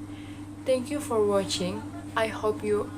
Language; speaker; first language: English; non-native, learner; Indonesian